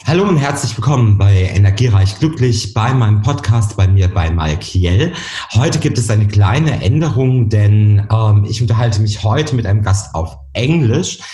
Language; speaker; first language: German; native; German